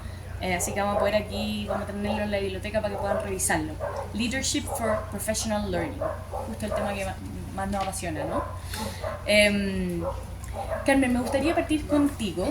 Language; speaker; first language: Spanish; native; Spanish